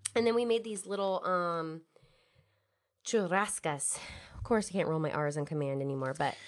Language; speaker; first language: English; native; English